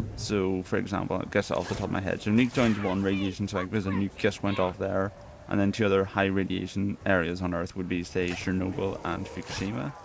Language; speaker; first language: English; native; English